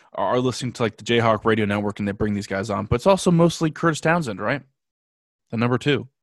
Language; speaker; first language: English; native; English